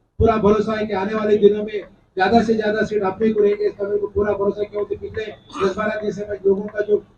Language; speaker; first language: Hindi; non-native, local second language; Telugu